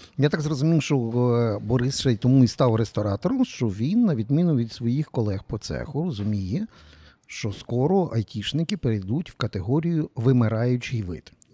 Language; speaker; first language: Ukrainian; native; Ukrainian